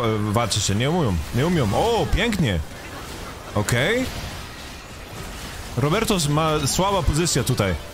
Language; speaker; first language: Polish; non-native, learner; Swedish